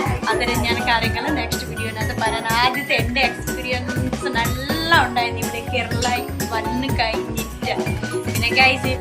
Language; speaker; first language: Malayalam; non-native, learner; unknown